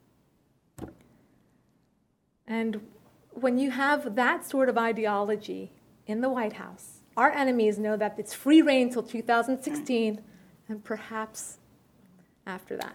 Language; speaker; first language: English; early bilingual, other home language; Persian